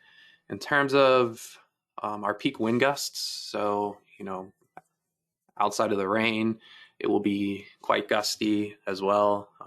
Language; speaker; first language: English; native; English